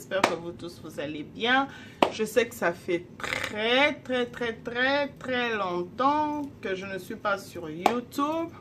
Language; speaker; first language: French; non-native, local second language; Lingala